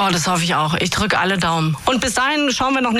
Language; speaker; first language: German; native; German